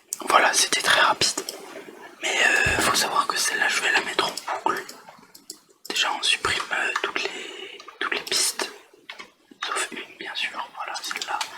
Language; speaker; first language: French; native; French